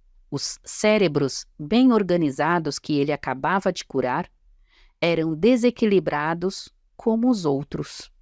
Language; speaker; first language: Portuguese; native; Portuguese